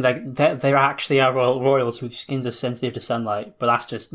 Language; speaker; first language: English; native; English